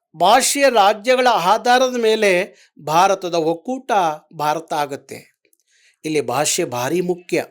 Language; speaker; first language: Kannada; native; Kannada